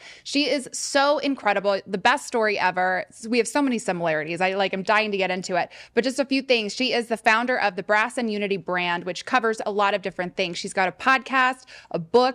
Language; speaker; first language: English; native; English